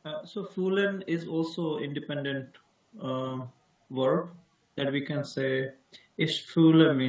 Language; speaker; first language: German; non-native, learner; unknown